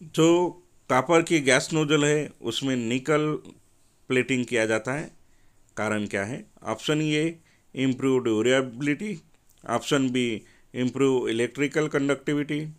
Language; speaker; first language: Hindi; non-native, local second language; Marathi